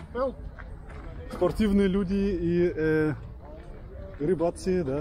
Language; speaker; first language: Serbian; non-native, learner; Russian